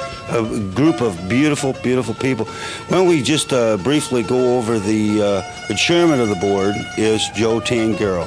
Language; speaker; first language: English; native; English